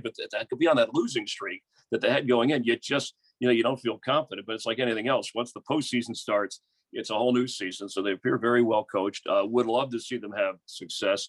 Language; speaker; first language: English; native; English